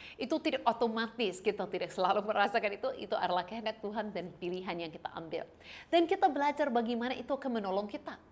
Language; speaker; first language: Indonesian; non-native, fluent; English